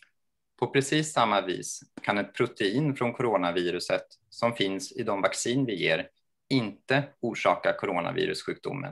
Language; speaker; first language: Swedish; native; Swedish